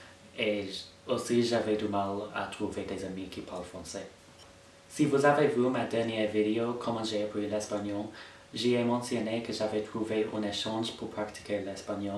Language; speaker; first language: French; non-native, fluent; English